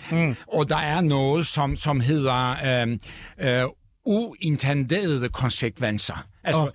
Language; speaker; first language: Danish; non-native, fluent; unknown